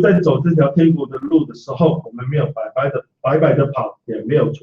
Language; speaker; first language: Chinese; native; Chinese